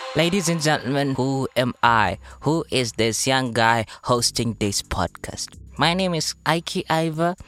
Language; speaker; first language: English; non-native, local second language; Luyia